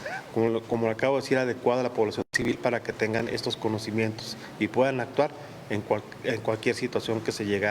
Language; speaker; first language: Spanish; native; Spanish